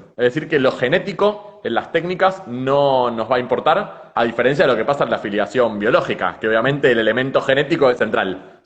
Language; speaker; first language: Spanish; native; Spanish